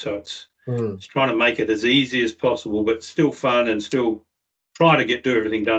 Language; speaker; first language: English; native; English